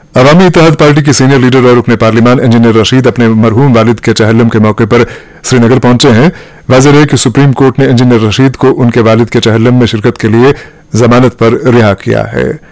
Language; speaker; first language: Urdu; non-native, local second language; Kashmiri